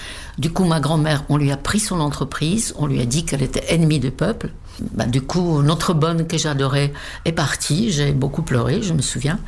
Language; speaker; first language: French; non-native, fluent; Czech